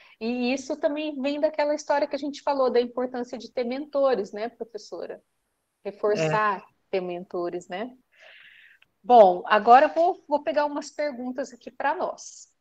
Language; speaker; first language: Portuguese; native; Portuguese